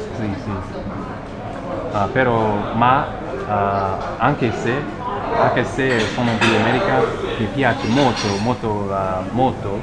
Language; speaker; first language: Italian; non-native, learner; English